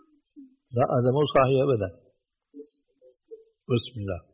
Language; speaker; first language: Arabic; native; Arabic